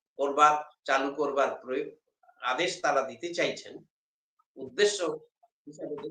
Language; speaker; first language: Bangla; native; Bangla